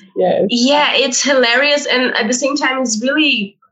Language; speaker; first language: English; non-native, fluent; Portuguese